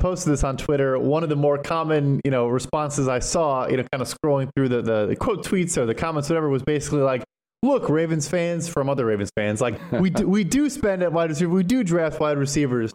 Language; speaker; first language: English; native; English